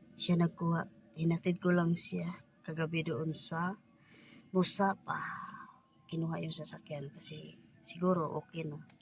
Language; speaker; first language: Filipino; non-native, local second language; Cebuano